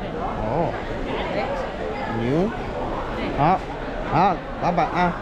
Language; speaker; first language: Chinese; non-native, learner; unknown